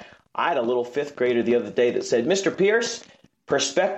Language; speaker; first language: English; native; English